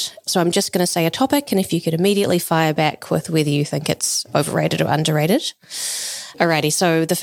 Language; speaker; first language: English; native; English